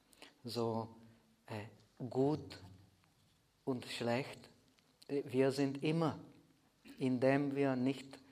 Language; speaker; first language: German; non-native, fluent; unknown